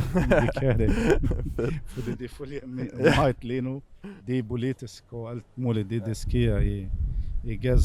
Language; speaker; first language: Danish; non-native, fluent; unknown